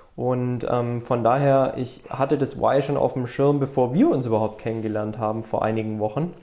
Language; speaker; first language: German; native; German